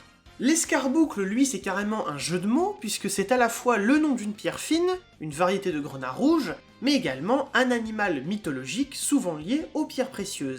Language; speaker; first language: French; native; French